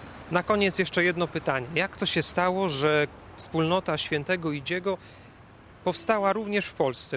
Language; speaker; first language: Polish; native; Polish